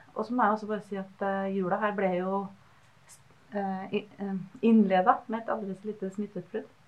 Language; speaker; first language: Norwegian; native; Norwegian